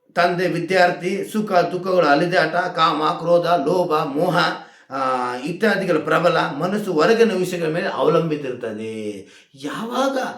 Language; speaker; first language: Kannada; non-native, local second language; Hindi